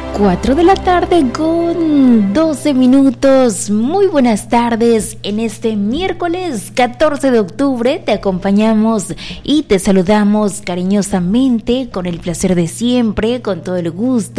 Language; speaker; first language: Spanish; native; Spanish